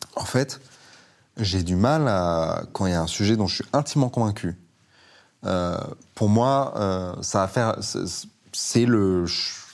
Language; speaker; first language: French; early bilingual, other home language; Persian